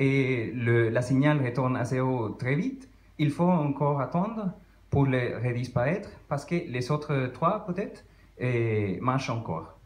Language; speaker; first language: French; non-native, fluent; Spanish